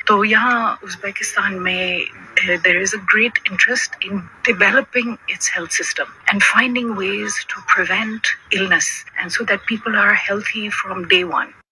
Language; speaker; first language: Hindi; non-native, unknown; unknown